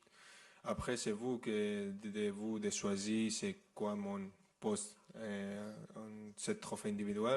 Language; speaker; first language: French; non-native, fluent; Spanish